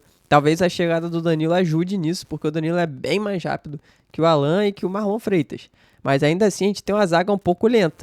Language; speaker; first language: Portuguese; native; Portuguese